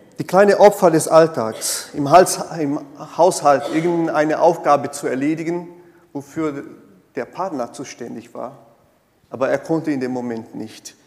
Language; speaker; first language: German; non-native, fluent; Portuguese